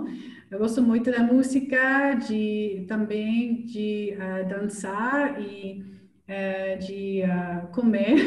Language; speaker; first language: Portuguese; non-native, learner; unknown